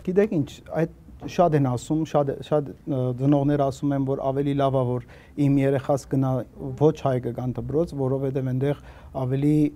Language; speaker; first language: Armenian; early bilingual, heritage; Armenian